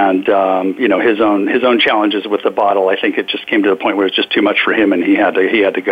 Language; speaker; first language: English; native; English